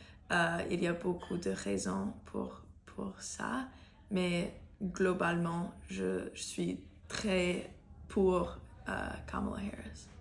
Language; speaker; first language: French; non-native, learner; English